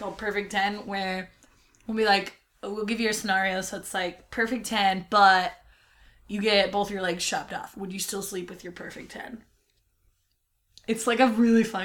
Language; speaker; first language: English; native; English